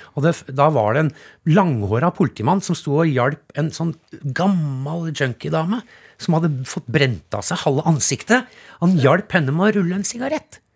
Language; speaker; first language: Norwegian; native; Norwegian